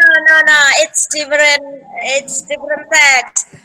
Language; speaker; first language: English; non-native, learner; Indonesian